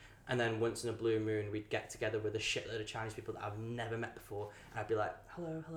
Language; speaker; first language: English; non-native, local second language; Cantonese